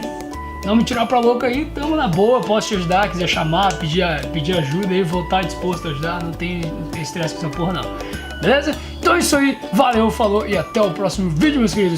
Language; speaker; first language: Portuguese; native; Portuguese